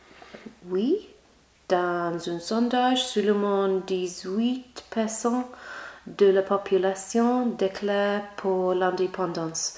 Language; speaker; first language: French; non-native, learner; English